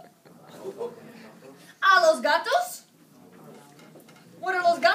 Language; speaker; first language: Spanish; non-native, fluent; English